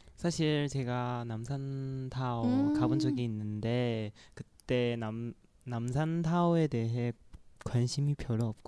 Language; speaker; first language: Korean; non-native, learner; Chinese